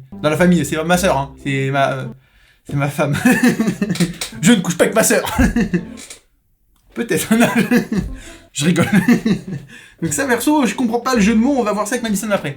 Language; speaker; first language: French; native; French